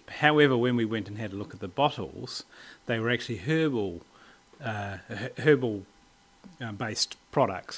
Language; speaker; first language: English; native; English